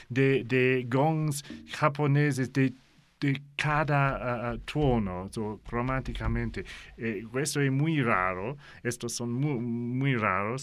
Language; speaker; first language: Spanish; non-native, learner; English